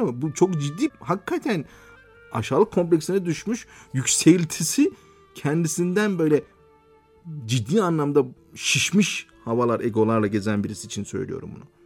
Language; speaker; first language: Turkish; native; Turkish